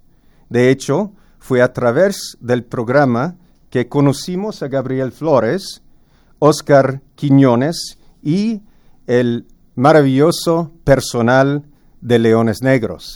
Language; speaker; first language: Spanish; non-native, fluent; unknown